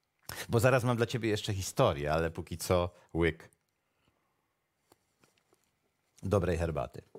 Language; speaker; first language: Polish; native; Polish